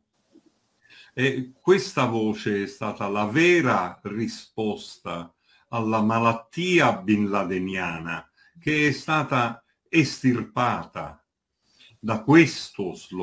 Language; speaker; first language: Italian; native; Italian